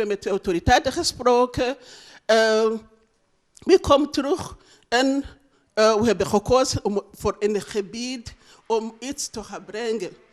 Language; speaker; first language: Dutch; non-native, learner; Rundi